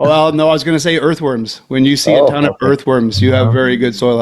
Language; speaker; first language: English; native; English